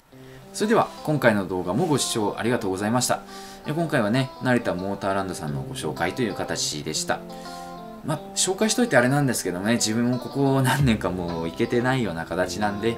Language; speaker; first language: Japanese; native; Japanese